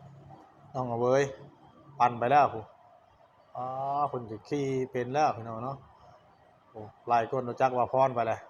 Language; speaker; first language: Thai; non-native, local second language; Lao